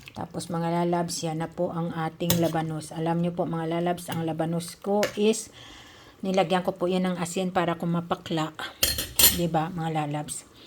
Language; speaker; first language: Filipino; native; Filipino